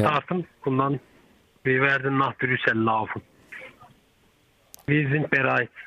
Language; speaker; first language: German; non-native, learner; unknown